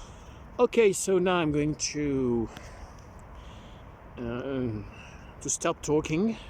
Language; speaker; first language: English; non-native, learner; French